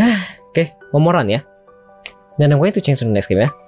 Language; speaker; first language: English; non-native, learner; Indonesian